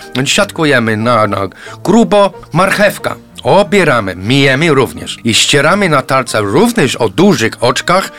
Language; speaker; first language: Polish; non-native, fluent; English